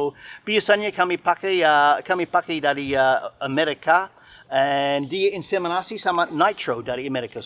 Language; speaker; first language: Indonesian; non-native, fluent; English